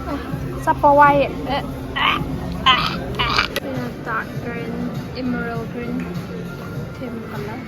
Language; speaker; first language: English; non-native, local second language; Manipuri